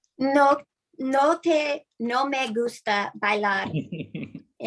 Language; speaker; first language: Spanish; non-native, learner; English